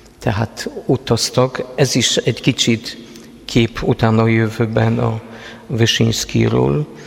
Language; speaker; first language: Hungarian; non-native, fluent; Polish